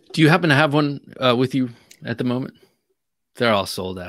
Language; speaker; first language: English; native; English